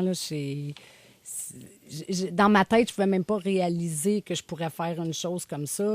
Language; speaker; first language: French; native; French